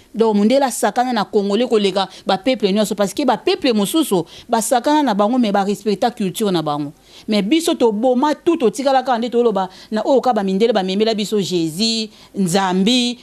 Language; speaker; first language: Lingala; non-native, local second language; Kongo